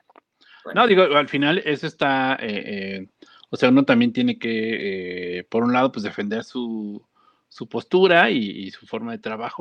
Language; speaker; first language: Spanish; native; Spanish